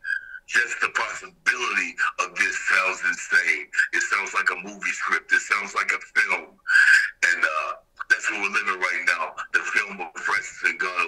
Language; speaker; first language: English; native; English